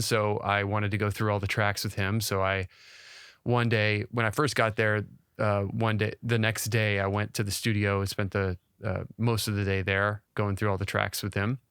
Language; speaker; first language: English; native; English